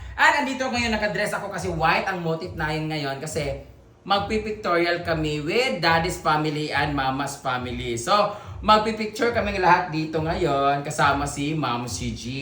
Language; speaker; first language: Filipino; non-native, local second language; Cebuano